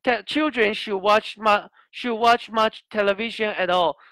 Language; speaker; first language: English; non-native, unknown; Chinese